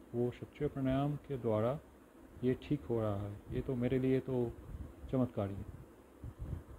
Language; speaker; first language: Hindi; non-native, local second language; Bangla